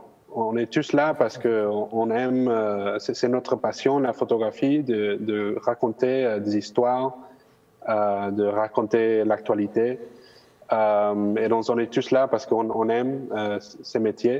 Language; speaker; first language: French; non-native, fluent; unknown